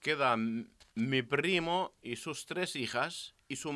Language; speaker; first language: Spanish; non-native, learner; Arabic